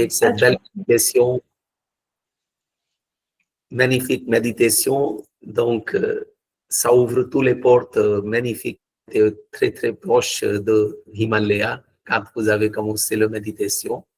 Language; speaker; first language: French; non-native, fluent; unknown